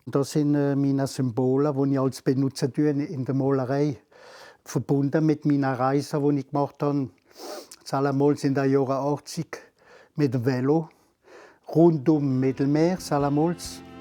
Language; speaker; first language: German; non-native, local second language; Swiss German